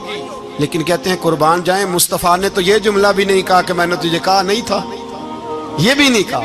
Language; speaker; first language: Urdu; non-native, local second language; Punjabi